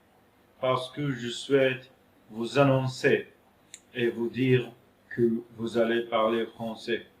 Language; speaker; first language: French; non-native, fluent; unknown